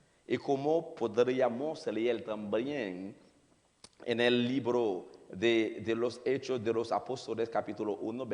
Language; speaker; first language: Spanish; non-native, learner; Haitian Creole